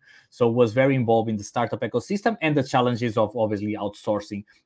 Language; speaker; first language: English; non-native, fluent; Portuguese